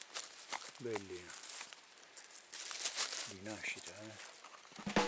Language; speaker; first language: Italian; native; Italian